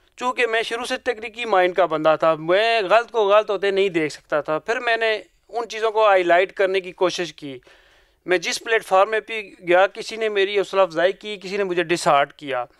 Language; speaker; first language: Urdu; non-native, local second language; Punjabi